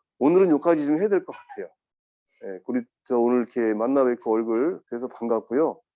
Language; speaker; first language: Korean; native; Korean